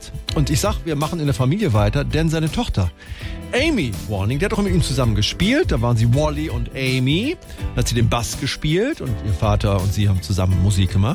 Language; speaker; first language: German; native; German